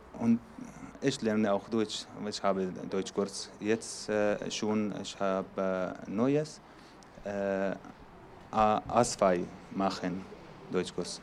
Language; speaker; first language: German; non-native, learner; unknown